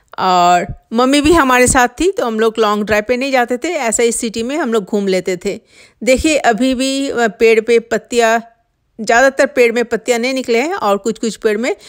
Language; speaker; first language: Hindi; non-native, local second language; Bangla